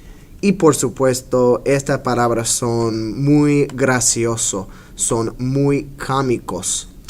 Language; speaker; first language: Spanish; non-native, fluent; English